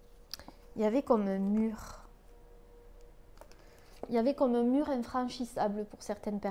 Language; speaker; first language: French; native; French